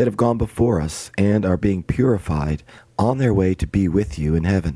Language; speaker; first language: English; native; English